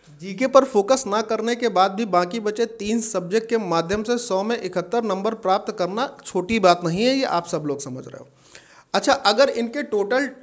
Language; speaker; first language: Hindi; native; Hindi